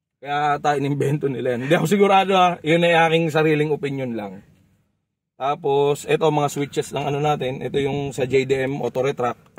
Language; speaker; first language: Filipino; native; Filipino